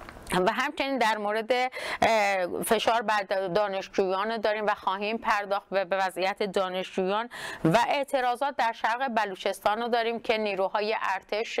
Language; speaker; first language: Persian; non-native, local second language; Kurdish